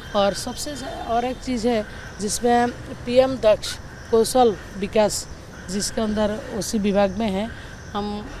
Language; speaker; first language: Hindi; non-native, local second language; Bangla